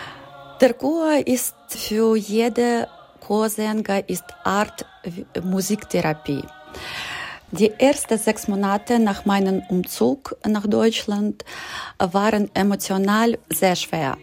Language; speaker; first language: German; non-native, learner; Ukrainian